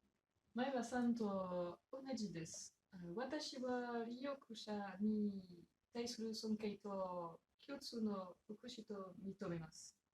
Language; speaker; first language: Japanese; non-native, learner; French